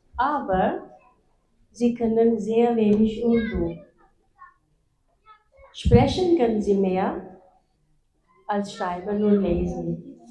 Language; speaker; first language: German; non-native, fluent; Urdu